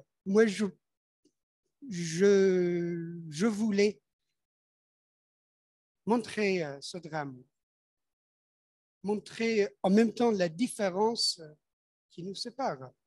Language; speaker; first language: French; non-native, fluent; Persian